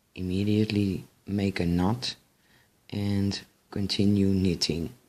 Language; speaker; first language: English; non-native, fluent; Dutch